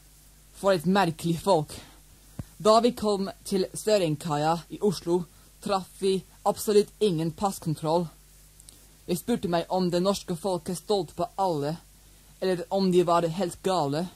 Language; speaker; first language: Norwegian; non-native, learner; English